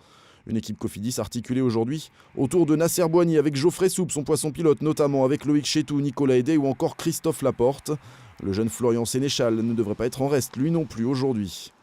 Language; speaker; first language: French; native; French